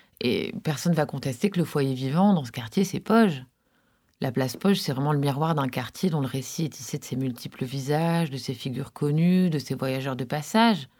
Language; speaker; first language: French; native; French